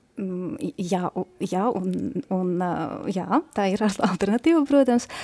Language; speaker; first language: Latvian; non-native, local second language; Russian